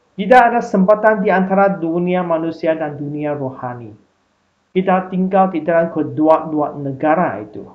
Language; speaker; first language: Malay; non-native, local second language; Chinese